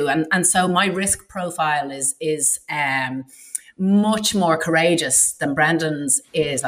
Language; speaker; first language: English; native; English